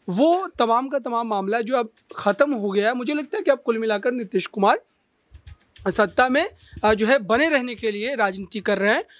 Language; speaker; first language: Hindi; native; Hindi